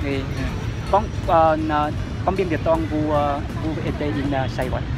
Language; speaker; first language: French; non-native, learner; Vietnamese